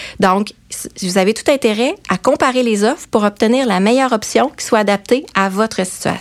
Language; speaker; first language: French; native; French